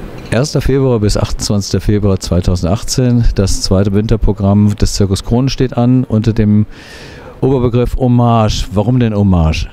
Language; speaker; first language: German; native; German